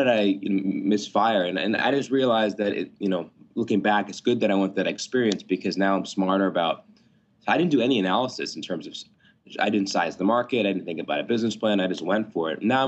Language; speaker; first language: English; native; English